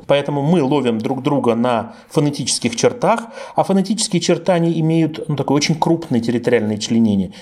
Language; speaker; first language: Russian; native; Russian